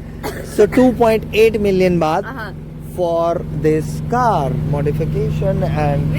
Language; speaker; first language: English; non-native, fluent; Hindi